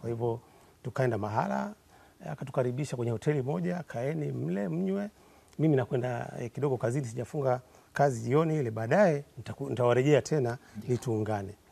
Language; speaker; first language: Swahili; native; Swahili